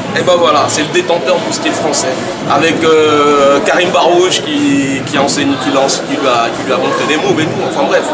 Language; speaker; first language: French; early bilingual, other home language; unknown